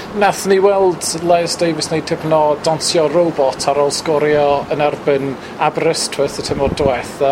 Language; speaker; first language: Welsh; non-native, fluent; English